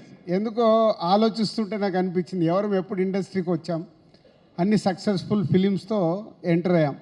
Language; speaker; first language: Telugu; native; Telugu